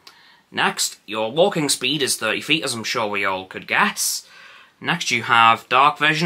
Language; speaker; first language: English; native; English